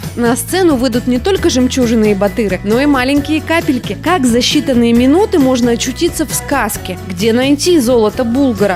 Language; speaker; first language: Russian; native; Russian